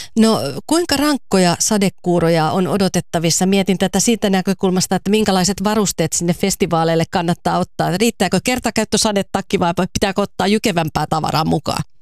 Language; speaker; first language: Finnish; native; Finnish